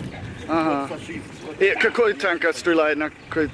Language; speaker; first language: Russian; non-native, learner; English